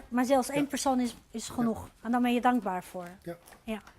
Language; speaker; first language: Dutch; non-native, fluent; Arabic